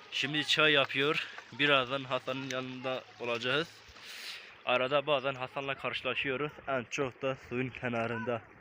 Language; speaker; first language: Turkish; non-native, local second language; Kurdish